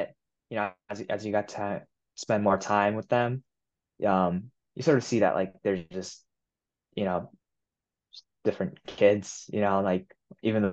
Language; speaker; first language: English; non-native, fluent; Japanese